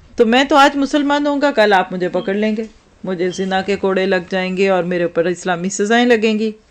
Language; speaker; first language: Urdu; native; Urdu